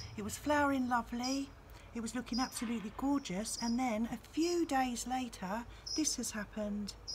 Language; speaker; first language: English; native; English